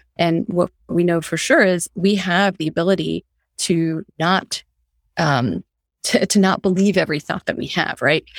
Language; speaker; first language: English; early bilingual, other home language; Hindi